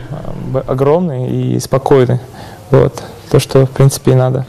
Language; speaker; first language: Polish; non-native, learner; Russian